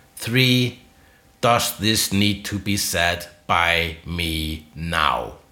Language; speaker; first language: English; non-native, fluent; Icelandic